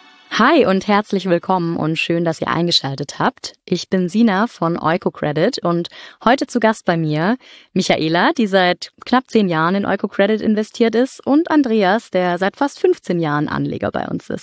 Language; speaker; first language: German; native; German